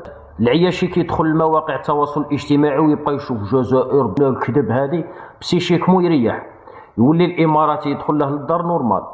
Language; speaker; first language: Arabic; native; Arabic